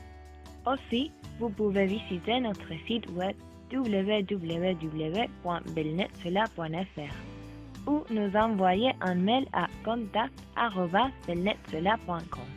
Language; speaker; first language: French; non-native, learner; Spanish